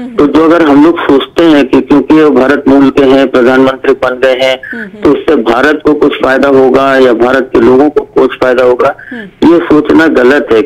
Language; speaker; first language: Hindi; native; Hindi